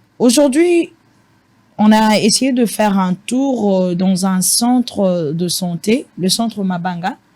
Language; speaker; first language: French; non-native, local second language; Lingala